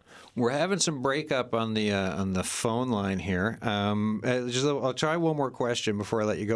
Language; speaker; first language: English; native; English